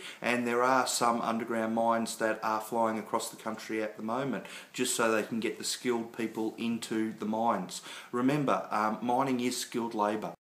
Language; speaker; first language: English; native; English